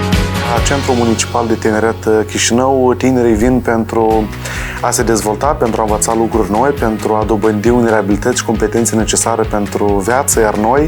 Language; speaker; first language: Romanian; native; Romanian